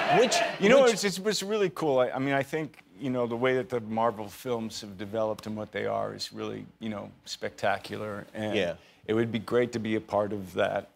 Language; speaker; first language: English; native; English